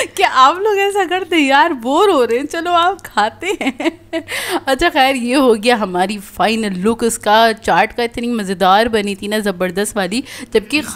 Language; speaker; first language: Hindi; native; Hindi